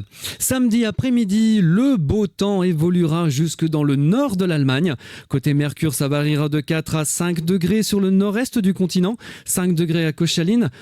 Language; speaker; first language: French; native; French